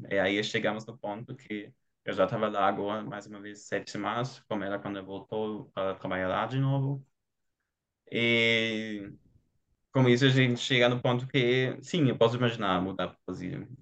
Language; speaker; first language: Portuguese; non-native, fluent; German